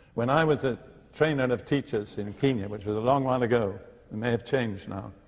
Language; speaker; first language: English; native; English